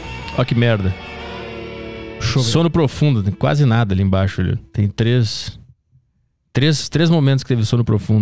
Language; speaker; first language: Portuguese; native; Portuguese